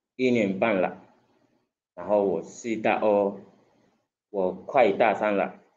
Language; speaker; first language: Chinese; non-native, learner; Swahili